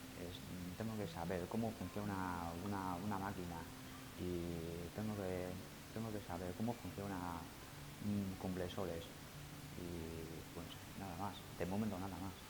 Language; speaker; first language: Spanish; non-native, learner; Chinese